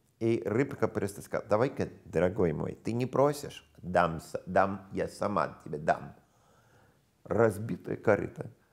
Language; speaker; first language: Russian; non-native, fluent; English